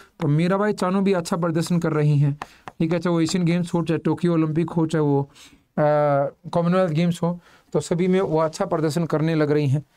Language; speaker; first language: Hindi; native; Hindi